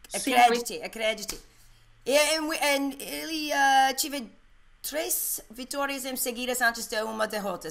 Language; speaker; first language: Portuguese; non-native, learner; English